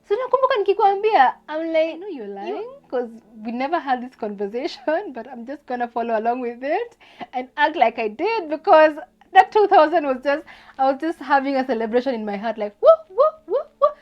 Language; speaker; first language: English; non-native, local second language; Swahili